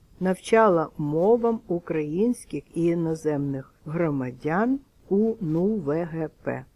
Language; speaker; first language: Ukrainian; non-native, local second language; Russian